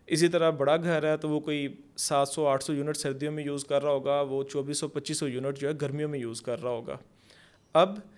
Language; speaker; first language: Urdu; non-native, local second language; Punjabi